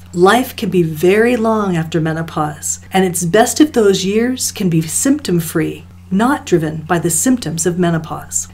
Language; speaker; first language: English; native; English